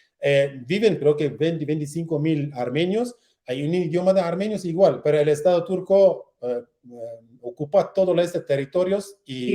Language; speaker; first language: Spanish; non-native, learner; Kurdish